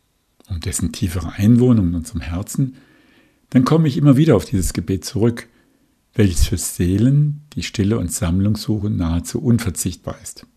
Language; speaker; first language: German; native; German